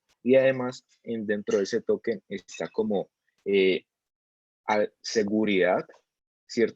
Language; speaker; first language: Spanish; native; Spanish